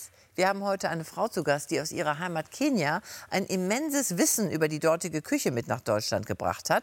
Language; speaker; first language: German; native; German